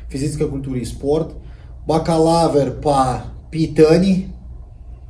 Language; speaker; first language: Russian; non-native, learner; Portuguese